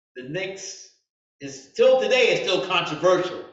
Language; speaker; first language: English; native; English